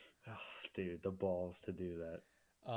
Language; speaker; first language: English; native; English